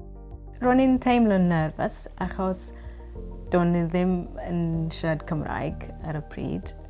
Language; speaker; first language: Welsh; non-native, local second language; English